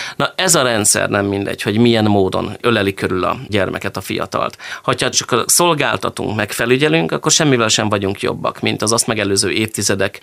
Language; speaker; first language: Hungarian; native; Hungarian